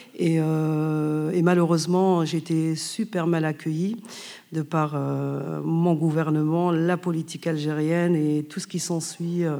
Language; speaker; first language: French; non-native, local second language; Arabic